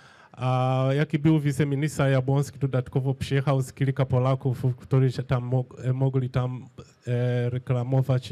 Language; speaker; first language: Polish; non-native, fluent; Swahili